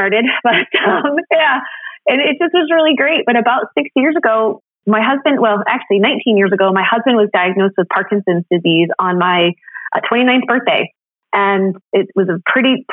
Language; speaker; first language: English; native; English